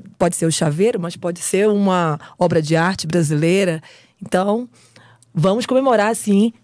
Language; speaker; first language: Portuguese; native; Portuguese